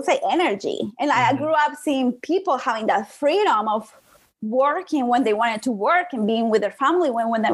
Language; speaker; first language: English; non-native, fluent; Spanish